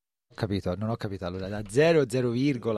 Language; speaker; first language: Italian; native; Italian